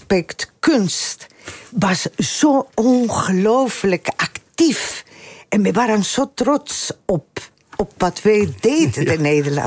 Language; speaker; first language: Dutch; non-native, fluent; Spanish